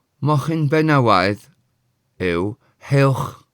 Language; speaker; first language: Welsh; non-native, fluent; English